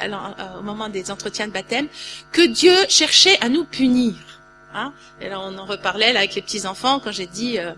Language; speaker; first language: French; native; French